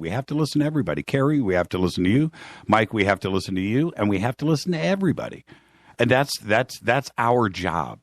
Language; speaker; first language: English; native; English